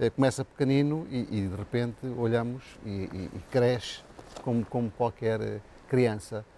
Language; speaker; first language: Portuguese; native; Portuguese